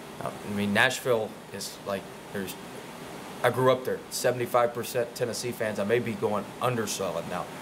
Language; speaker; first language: English; native; English